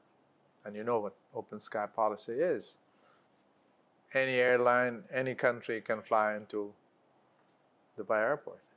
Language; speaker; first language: English; non-native, local second language; Arabic